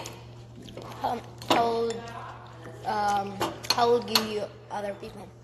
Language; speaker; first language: English; non-native, learner; Russian